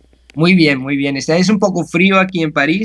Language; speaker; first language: Spanish; non-native, fluent; Italian